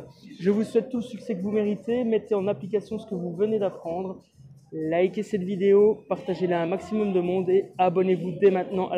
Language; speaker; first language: French; native; French